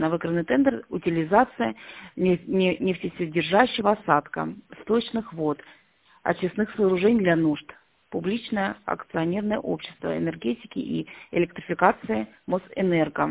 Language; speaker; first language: Russian; native; Russian